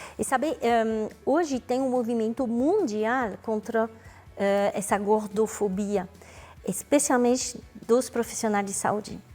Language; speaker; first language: Portuguese; non-native, fluent; French